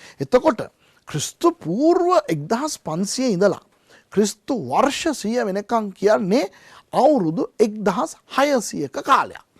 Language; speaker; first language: Sinhala; non-native, local second language; Tamil